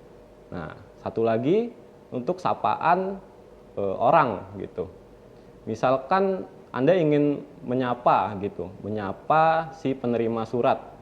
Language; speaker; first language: Indonesian; native; Indonesian